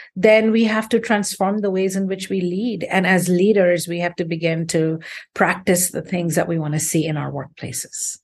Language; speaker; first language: English; non-native, local second language; Hindi